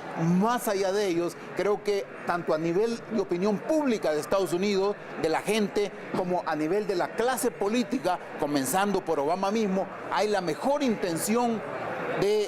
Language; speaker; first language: Spanish; native; Spanish